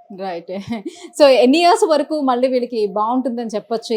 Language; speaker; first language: Telugu; native; Telugu